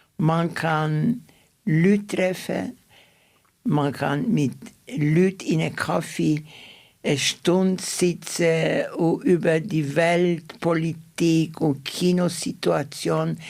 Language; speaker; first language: German; non-native, fluent; Turkish